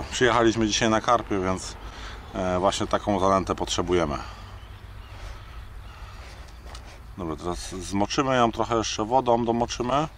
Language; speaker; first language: Polish; native; Polish